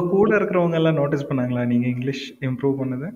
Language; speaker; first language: Tamil; native; Tamil